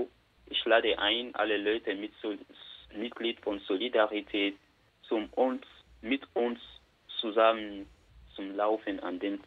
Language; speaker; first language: German; non-native, learner; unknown